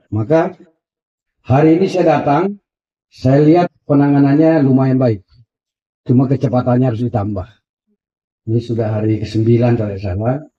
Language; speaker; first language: Indonesian; non-native, local second language; Buginese